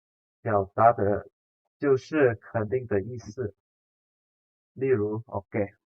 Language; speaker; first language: Chinese; non-native, fluent; Indonesian